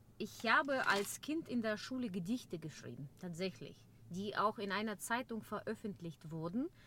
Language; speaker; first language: German; non-native, fluent; Russian